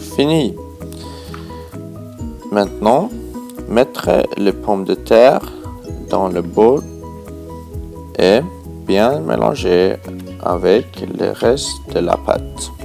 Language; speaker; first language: French; non-native, learner; Swedish